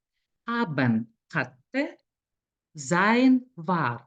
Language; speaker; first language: German; non-native, fluent; Lithuanian